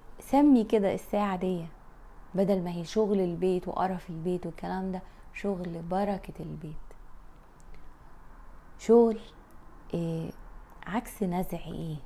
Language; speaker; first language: Arabic; native; Arabic